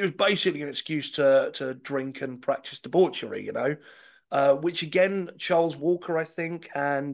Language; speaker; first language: English; native; English